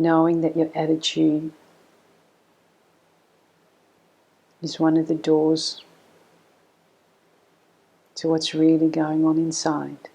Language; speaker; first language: English; native; English